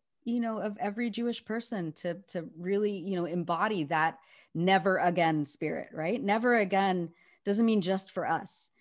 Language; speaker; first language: English; native; English